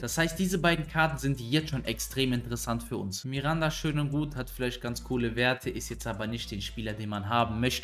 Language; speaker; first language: German; native; German